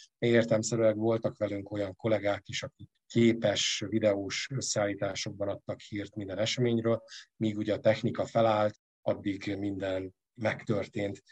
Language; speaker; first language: Hungarian; native; Hungarian